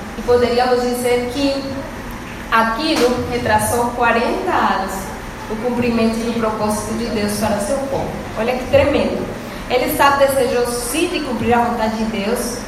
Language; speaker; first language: Portuguese; non-native, fluent; Spanish